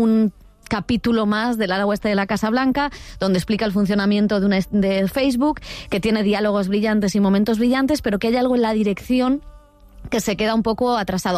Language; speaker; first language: Spanish; native; Spanish